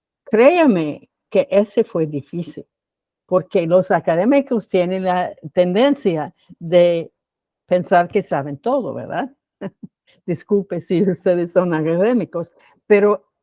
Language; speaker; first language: Spanish; non-native, fluent; English